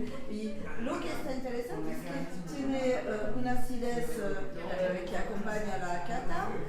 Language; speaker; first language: Spanish; non-native, learner; French